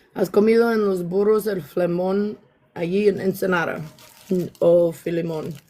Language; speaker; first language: Spanish; non-native, learner; English